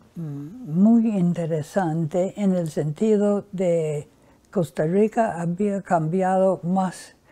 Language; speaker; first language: Spanish; non-native, fluent; English